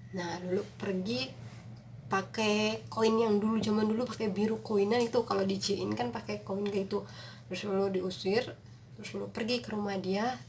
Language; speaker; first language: Indonesian; non-native, local second language; Sundanese